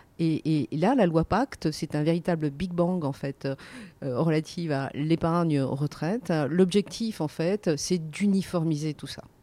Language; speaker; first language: French; native; French